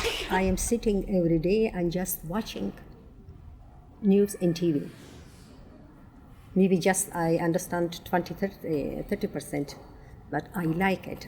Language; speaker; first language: English; non-native, learner; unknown